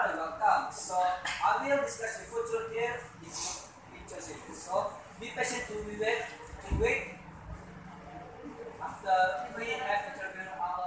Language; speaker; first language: English; non-native, learner; Indonesian